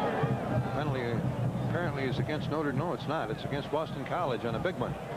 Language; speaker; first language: English; native; English